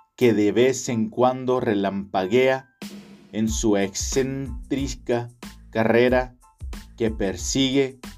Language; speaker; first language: Spanish; native; Spanish